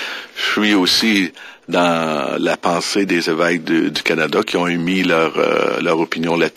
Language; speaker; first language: French; native; French